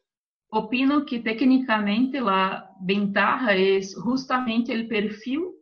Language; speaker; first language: Spanish; non-native, fluent; Portuguese